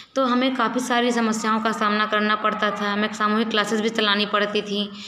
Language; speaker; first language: Hindi; native; Hindi